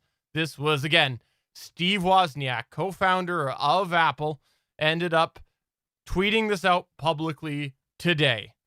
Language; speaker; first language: English; native; English